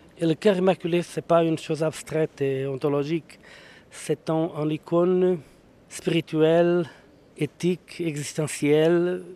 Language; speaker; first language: French; non-native, fluent; Portuguese